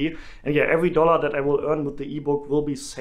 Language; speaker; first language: English; non-native, fluent; German